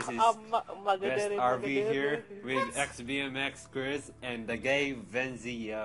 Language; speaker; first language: English; native; English